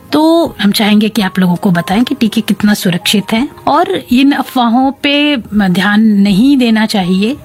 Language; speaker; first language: Hindi; native; Hindi